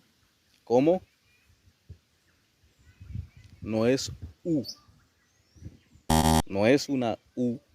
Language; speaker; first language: Spanish; non-native, local second language; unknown